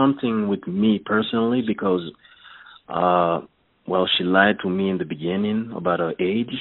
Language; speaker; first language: English; non-native, fluent; French